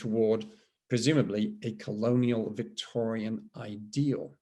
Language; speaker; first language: English; native; English